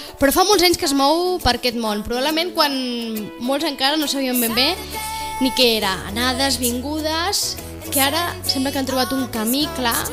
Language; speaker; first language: Catalan; native; Catalan